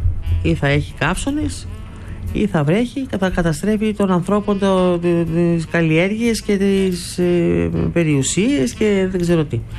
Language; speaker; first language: Greek; native; Greek